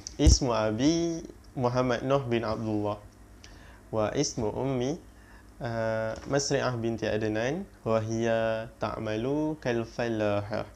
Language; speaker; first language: Arabic; non-native, learner; Malay